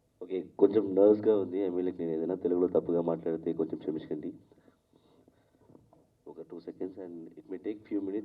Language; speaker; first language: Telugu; non-native, learner; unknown